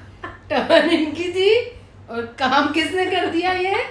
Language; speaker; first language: Hindi; native; Hindi